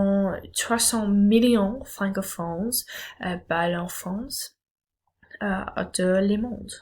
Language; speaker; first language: French; non-native, learner; English